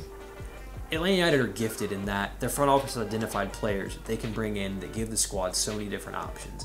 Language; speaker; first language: English; native; English